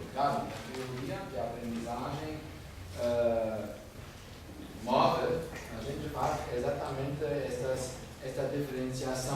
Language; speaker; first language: Portuguese; non-native, fluent; German